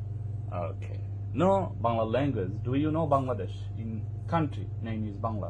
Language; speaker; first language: English; non-native, learner; Bangla